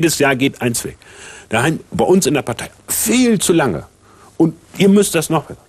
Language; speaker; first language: German; native; German